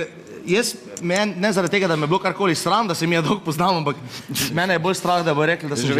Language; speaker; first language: Slovenian; native; Slovenian